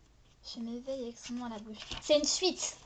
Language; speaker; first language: French; native; French